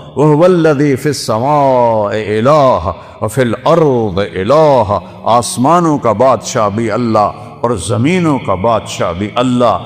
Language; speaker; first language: Urdu; non-native, local second language; Saraiki